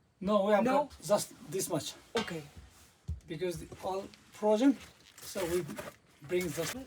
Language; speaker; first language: English; non-native, learner; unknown